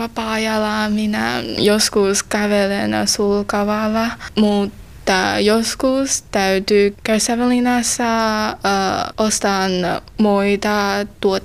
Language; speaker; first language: Finnish; non-native, learner; Chinese